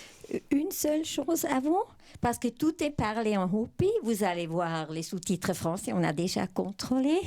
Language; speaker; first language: French; non-native, local second language; German